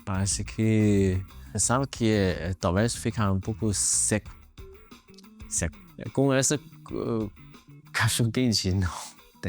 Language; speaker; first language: Portuguese; non-native, learner; Chinese